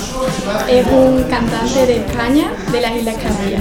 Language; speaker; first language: Italian; non-native, learner; Spanish